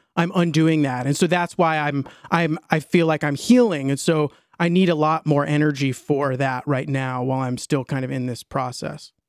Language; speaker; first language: English; native; English